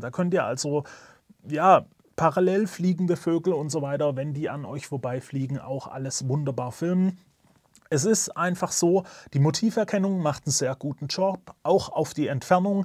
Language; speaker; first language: German; native; German